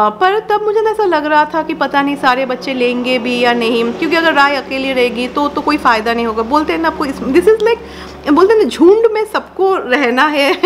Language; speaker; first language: Hindi; non-native, local second language; Bangla